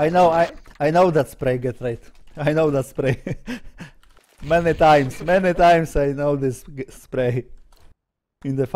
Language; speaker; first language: English; non-native, learner; Polish